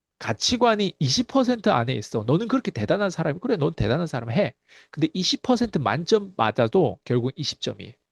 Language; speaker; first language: Korean; early bilingual, heritage; Korean